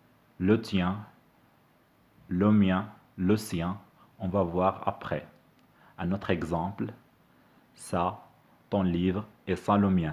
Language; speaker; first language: French; non-native, fluent; Arabic